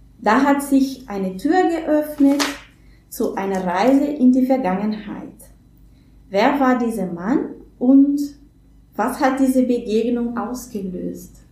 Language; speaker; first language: German; native; German